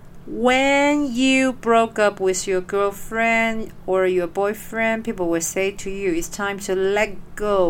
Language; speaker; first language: English; non-native, fluent; Chinese